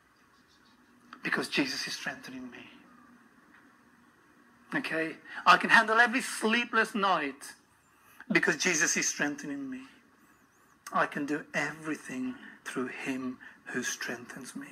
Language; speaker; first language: English; native; English